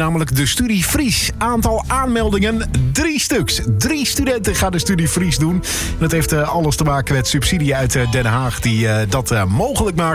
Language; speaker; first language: Dutch; native; Dutch